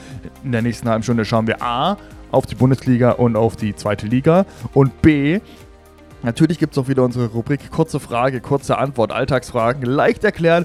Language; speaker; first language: German; native; German